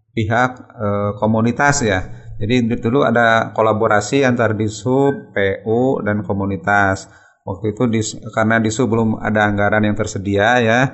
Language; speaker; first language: Indonesian; native; Indonesian